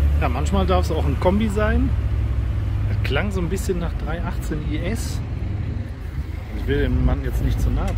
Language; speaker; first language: German; native; German